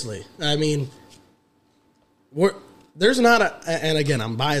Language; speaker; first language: English; native; English